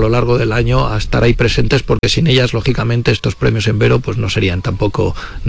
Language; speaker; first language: Spanish; native; Spanish